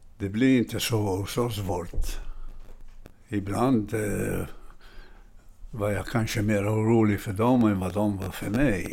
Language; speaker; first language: Swedish; non-native, fluent; Italian